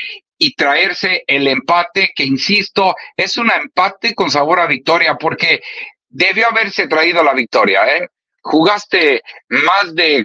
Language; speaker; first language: Spanish; native; Spanish